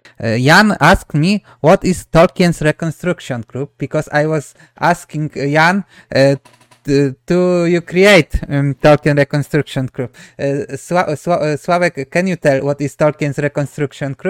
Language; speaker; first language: English; non-native, learner; Polish